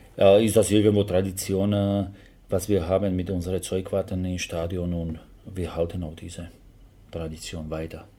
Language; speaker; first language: German; non-native, fluent; Slovak